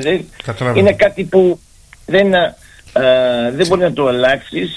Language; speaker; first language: Greek; early bilingual, heritage; Greek